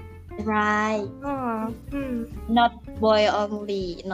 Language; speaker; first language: English; non-native, learner; Indonesian